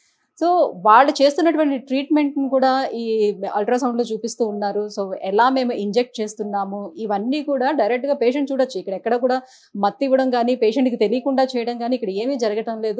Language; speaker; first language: Telugu; native; Telugu